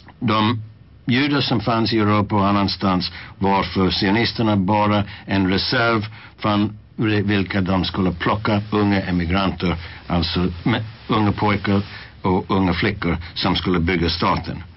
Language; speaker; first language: Swedish; non-native, fluent; English